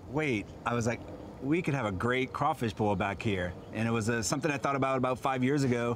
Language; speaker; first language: English; native; English